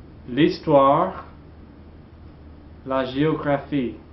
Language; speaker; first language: French; non-native, fluent; English